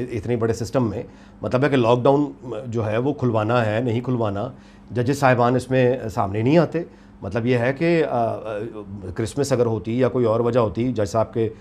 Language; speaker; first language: Urdu; native; Urdu